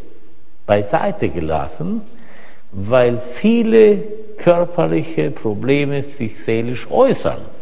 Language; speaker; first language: German; non-native, fluent; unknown